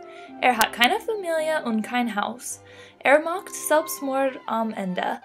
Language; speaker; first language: German; non-native, learner; English